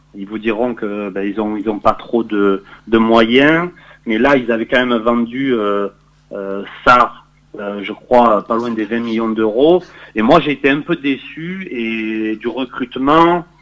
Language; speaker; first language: French; native; French